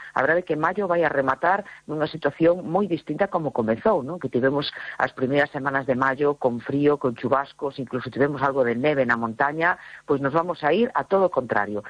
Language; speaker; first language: Galician; native; Galician